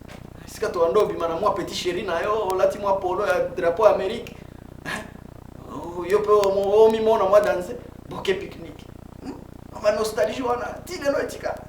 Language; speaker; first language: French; non-native, local second language; Swahili